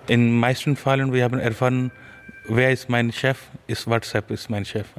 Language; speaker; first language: German; non-native, learner; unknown